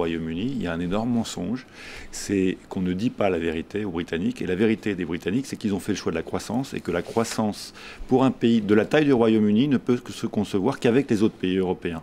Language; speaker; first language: French; native; French